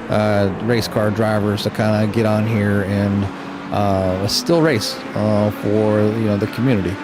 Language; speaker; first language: English; native; English